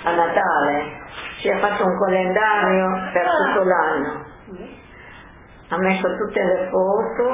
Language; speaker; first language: Italian; non-native, local second language; Slovenian